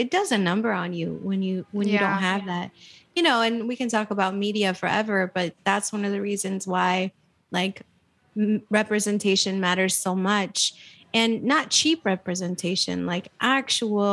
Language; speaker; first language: English; native; English